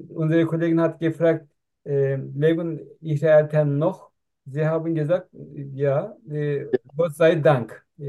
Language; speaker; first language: German; non-native, learner; Turkish